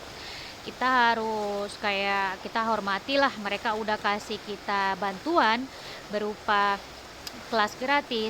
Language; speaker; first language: Indonesian; native; Indonesian